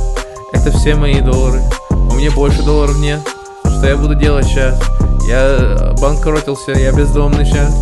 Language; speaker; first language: Russian; early bilingual, heritage; Russian